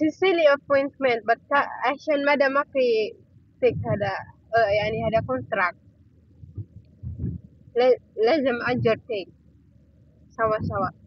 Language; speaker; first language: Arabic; non-native, learner; Filipino